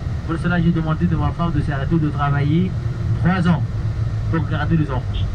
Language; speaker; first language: French; non-native, learner; Arabic